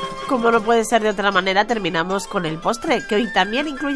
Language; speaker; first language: Spanish; native; Spanish